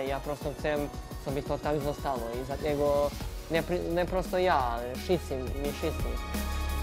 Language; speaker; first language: Polish; non-native, learner; Serbian